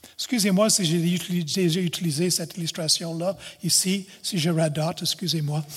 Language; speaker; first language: French; non-native, local second language; English